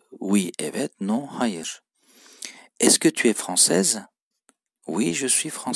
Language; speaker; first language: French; non-native, fluent; Turkish